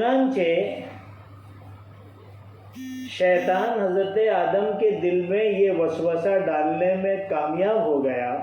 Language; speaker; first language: Urdu; native; Urdu